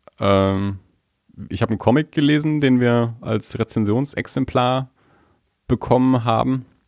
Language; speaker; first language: German; native; German